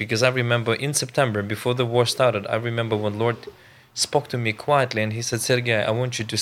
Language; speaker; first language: English; non-native, fluent; Ukrainian